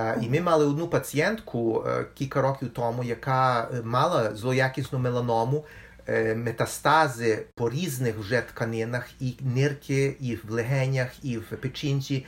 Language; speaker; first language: Ukrainian; early bilingual, heritage; Ukrainian